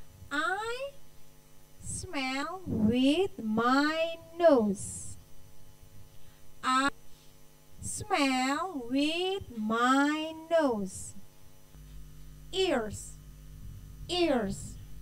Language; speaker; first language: English; non-native, fluent; Indonesian